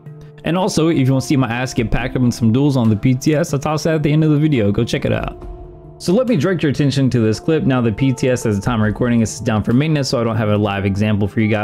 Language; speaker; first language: English; native; English